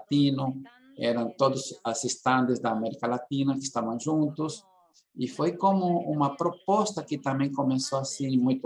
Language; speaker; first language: Portuguese; non-native, learner; Spanish